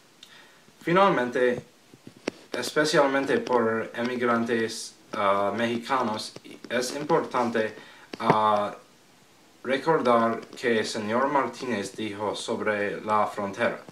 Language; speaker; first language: Spanish; non-native, learner; English